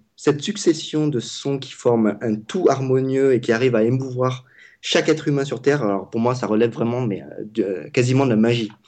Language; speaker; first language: French; non-native, fluent; Vietnamese